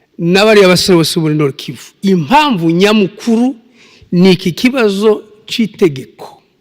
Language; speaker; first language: Kinyarwanda; native; Kinyarwanda